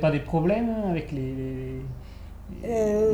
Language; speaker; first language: French; native; French